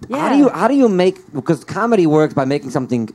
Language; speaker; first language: English; early bilingual, other home language; Yiddish